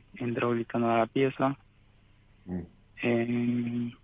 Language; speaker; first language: Spanish; native; Spanish